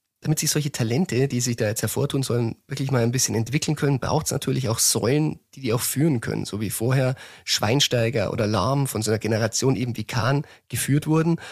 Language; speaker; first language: German; native; German